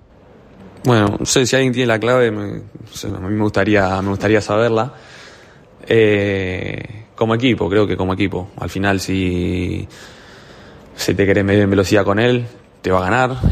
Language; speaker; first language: Spanish; native; Spanish